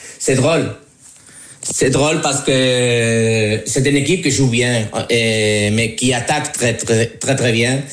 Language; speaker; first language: French; non-native, learner; Spanish